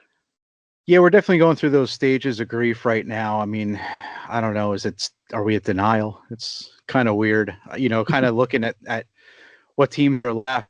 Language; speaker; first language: English; native; English